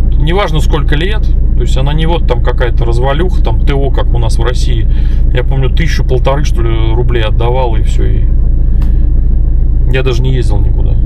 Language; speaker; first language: Russian; native; Russian